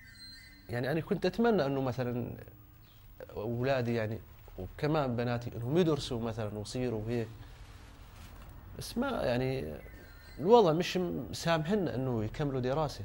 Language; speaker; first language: Arabic; native; Arabic